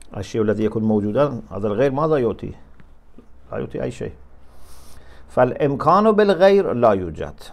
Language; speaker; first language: Arabic; non-native, fluent; Persian